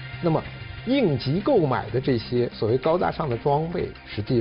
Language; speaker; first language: Chinese; native; Chinese